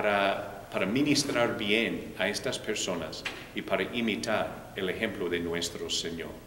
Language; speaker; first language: Spanish; non-native, fluent; English